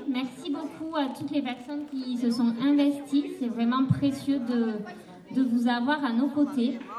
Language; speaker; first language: French; native; French